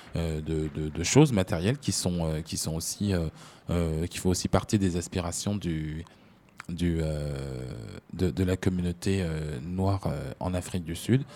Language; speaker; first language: French; native; French